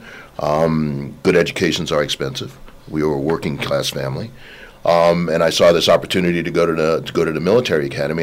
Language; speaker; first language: English; native; English